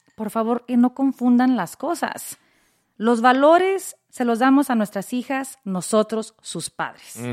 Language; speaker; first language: Spanish; early bilingual, heritage; Spanish